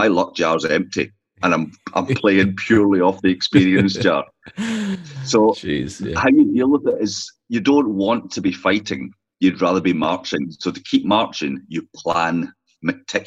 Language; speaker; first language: English; native; English